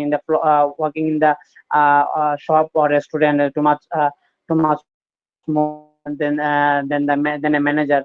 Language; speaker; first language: English; non-native, learner; Bangla